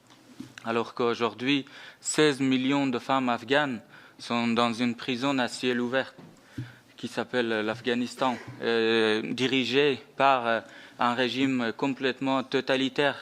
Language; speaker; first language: French; non-native, fluent; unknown